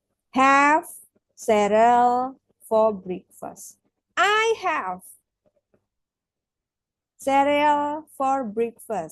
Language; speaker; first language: English; non-native, fluent; Indonesian